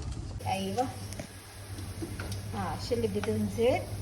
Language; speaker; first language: Arabic; non-native, learner; Urdu